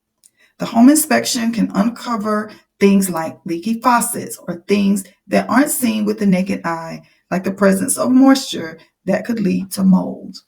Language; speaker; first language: English; native; English